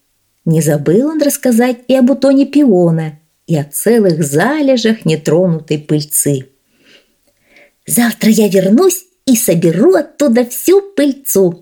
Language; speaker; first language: Russian; native; Russian